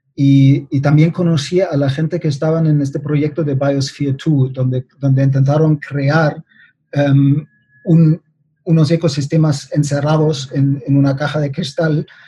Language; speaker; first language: Spanish; non-native, fluent; German